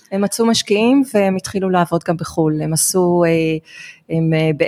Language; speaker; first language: Hebrew; non-native, fluent; English